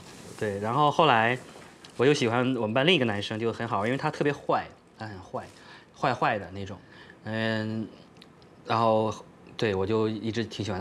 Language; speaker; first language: Chinese; native; Chinese